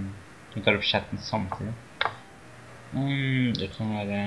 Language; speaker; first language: Norwegian; native; Norwegian